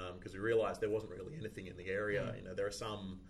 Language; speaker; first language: English; native; English